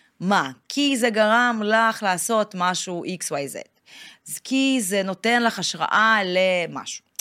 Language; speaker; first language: Hebrew; non-native, fluent; Russian